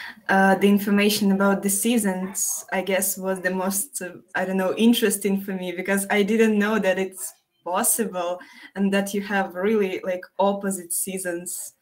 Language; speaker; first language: English; non-native, fluent; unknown